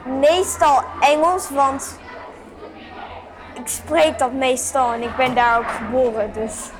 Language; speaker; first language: Dutch; early bilingual, other home language; English